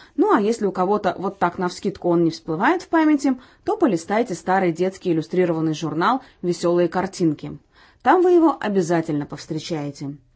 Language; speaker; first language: Russian; native; Russian